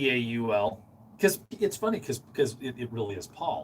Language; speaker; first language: English; native; English